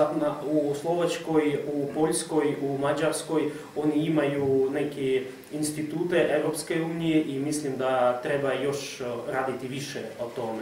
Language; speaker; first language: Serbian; non-native, fluent; Russian